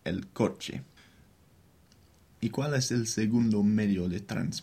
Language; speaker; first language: Spanish; non-native, fluent; English